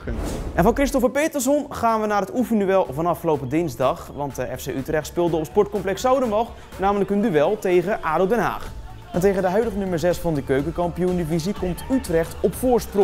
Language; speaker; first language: Dutch; native; Dutch